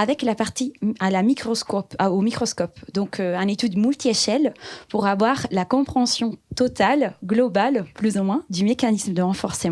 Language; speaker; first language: French; native; French